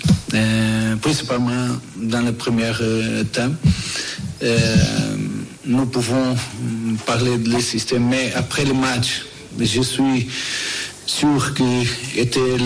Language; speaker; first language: French; non-native, learner; Portuguese